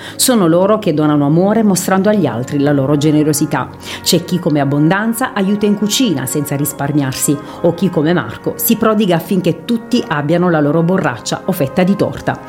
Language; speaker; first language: Italian; native; Italian